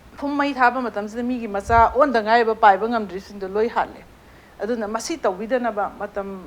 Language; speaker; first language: Manipuri; native; Manipuri